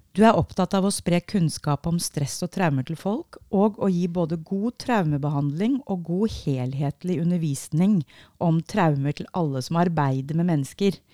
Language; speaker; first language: Norwegian; native; Norwegian